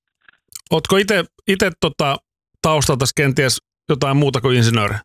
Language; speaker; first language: Finnish; native; Finnish